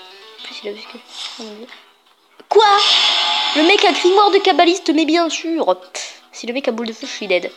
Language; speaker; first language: French; native; French